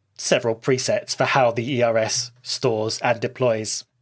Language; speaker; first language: English; native; English